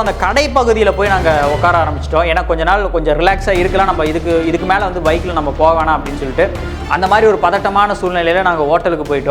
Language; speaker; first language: Tamil; native; Tamil